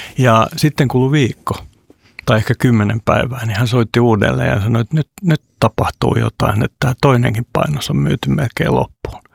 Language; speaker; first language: Finnish; non-native, local second language; Swedish